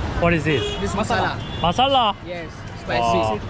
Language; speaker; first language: English; non-native, learner; Korean